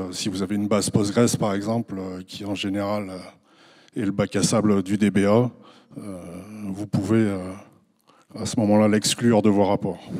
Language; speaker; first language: French; native; French